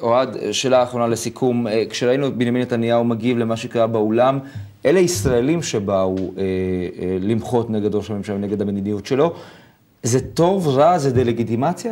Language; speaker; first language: Hebrew; native; Hebrew